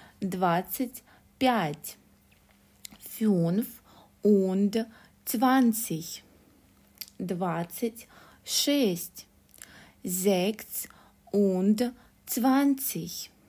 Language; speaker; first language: German; non-native, fluent; Russian